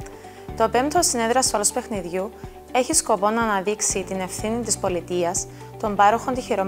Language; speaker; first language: Greek; native; Greek